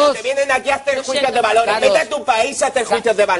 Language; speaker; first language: Spanish; native; Spanish